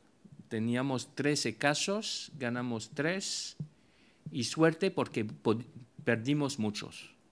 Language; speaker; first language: Spanish; non-native, fluent; French